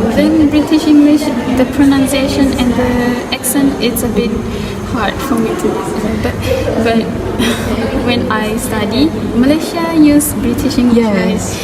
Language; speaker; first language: English; non-native, learner; Thai